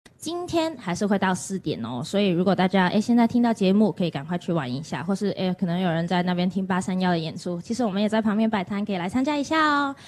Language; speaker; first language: Chinese; native; Chinese